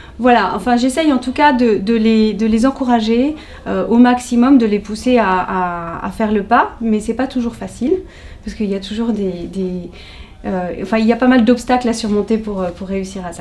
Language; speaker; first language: French; native; French